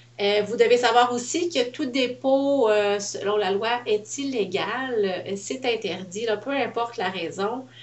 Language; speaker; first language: French; native; French